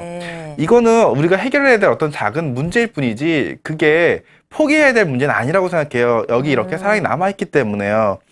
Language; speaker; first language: Korean; native; Korean